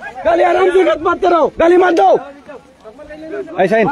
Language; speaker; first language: Hindi; non-native, learner; Bangla